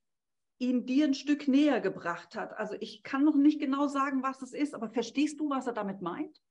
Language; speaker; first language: German; native; German